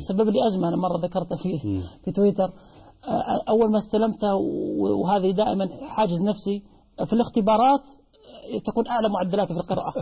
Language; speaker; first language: Arabic; native; Arabic